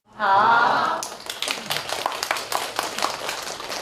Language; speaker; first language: Chinese; non-native, fluent; Vietnamese